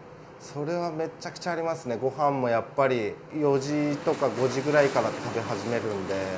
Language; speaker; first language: Japanese; native; Japanese